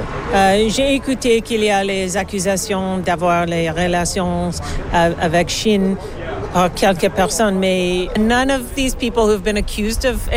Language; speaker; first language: French; non-native, learner; English